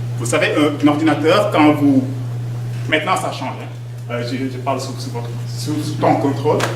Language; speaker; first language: French; non-native, local second language; Wolof